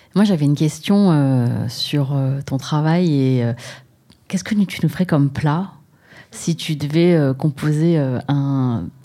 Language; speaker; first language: French; native; French